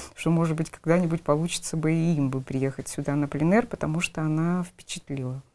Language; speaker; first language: Russian; native; Russian